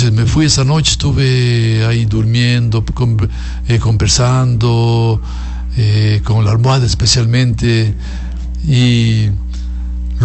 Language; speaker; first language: Spanish; native; Spanish